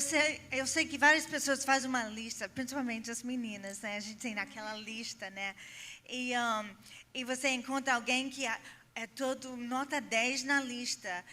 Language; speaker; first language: Portuguese; non-native, fluent; English